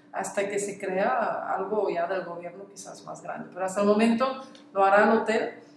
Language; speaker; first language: Spanish; non-native, fluent; Dutch